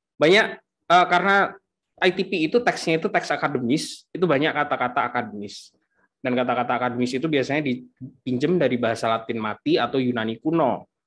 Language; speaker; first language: Indonesian; native; Indonesian